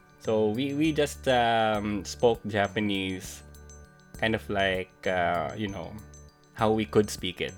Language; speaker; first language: English; non-native, local second language; Filipino